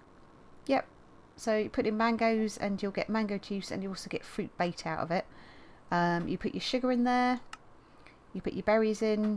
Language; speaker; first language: English; native; English